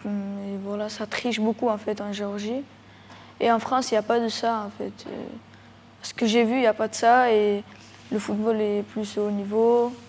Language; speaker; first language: French; early bilingual, other home language; Georgian